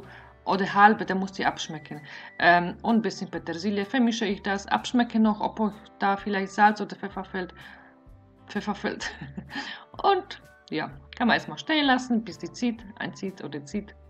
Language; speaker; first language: German; non-native, fluent; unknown